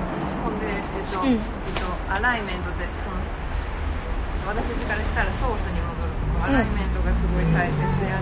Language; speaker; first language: Japanese; native; Japanese